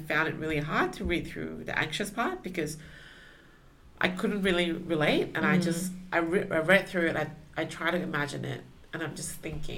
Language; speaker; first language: English; non-native, local second language; Chinese